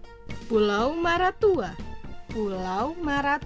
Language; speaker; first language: Indonesian; non-native, learner; Arabic